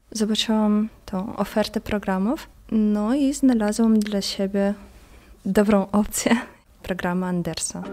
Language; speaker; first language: Polish; non-native, fluent; Russian